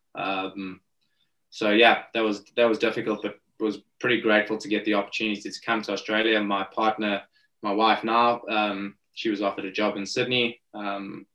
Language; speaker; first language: English; native; English